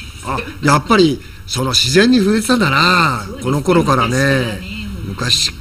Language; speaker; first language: Japanese; native; Japanese